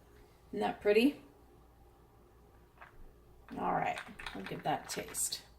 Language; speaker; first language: English; native; English